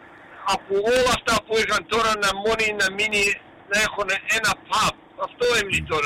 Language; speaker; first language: Greek; early bilingual, heritage; Greek